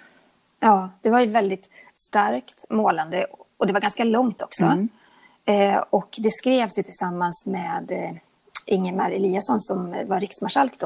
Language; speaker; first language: Swedish; native; Swedish